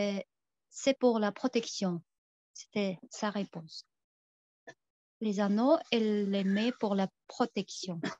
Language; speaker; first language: French; non-native, fluent; Tuvinian